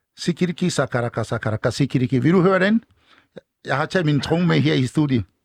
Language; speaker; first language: Danish; non-native, fluent; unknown